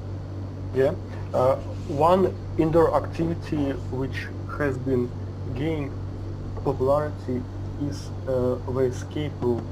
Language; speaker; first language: English; non-native, learner; Russian